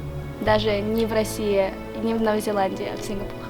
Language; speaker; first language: Russian; early bilingual, heritage; Russian